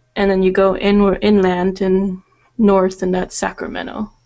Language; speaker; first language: English; native; English